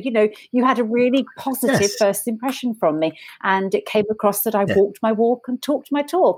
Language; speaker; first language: English; native; English